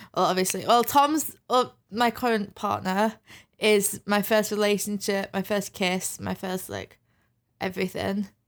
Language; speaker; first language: English; native; English